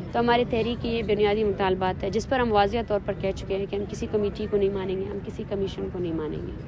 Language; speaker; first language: Urdu; non-native, local second language; Baluchi